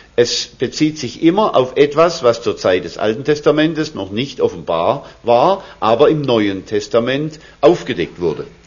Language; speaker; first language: German; native; German